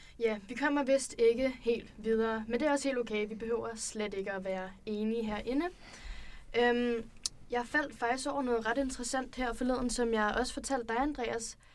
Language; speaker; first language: Danish; native; Danish